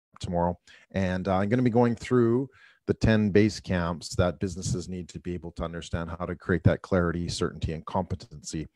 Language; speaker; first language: English; native; English